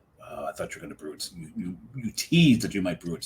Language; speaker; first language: English; native; English